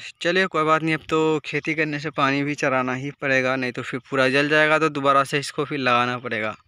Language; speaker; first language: Hindi; native; Hindi